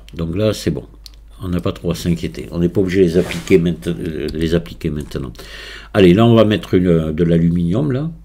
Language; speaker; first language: French; native; French